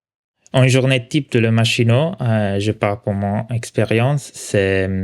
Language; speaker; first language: French; non-native, local second language; Italian